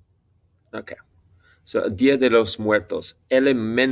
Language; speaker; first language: Spanish; non-native, fluent; English